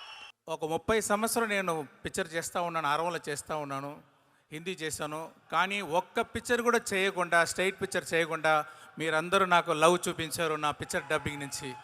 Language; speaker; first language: Telugu; non-native, learner; Tamil